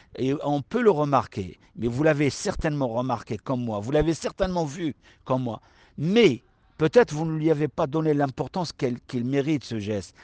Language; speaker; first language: French; non-native, local second language; Arabic